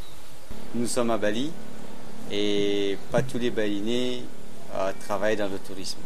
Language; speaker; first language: French; non-native, learner; Indonesian